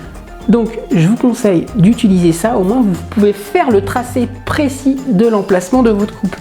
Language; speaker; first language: French; native; French